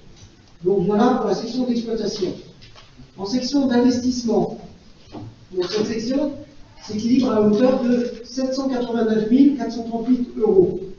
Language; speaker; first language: French; native; French